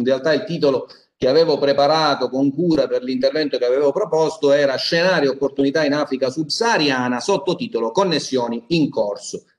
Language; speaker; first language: Italian; native; Italian